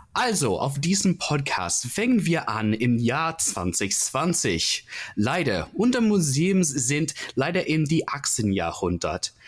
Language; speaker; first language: German; non-native, learner; English